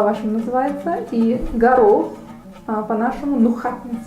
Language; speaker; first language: Russian; non-native, fluent; Uzbek